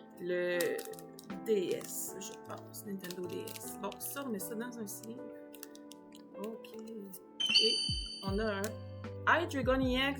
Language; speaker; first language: French; native; French